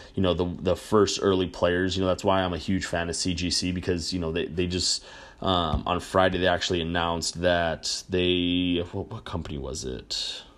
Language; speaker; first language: English; native; English